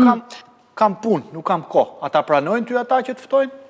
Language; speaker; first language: Albanian; native; Albanian